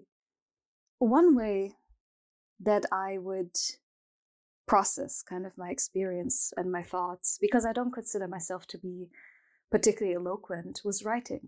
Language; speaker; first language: English; non-native, fluent; German